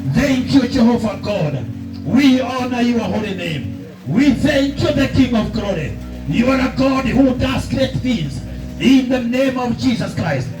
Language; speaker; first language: English; non-native, local second language; Swahili